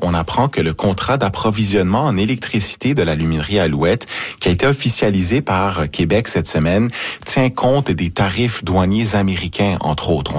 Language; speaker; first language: French; native; French